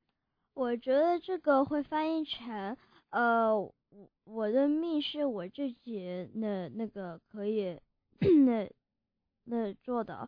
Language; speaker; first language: Chinese; early bilingual, heritage; English